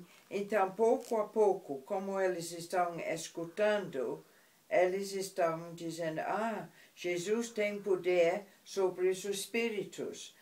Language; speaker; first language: Portuguese; non-native, fluent; English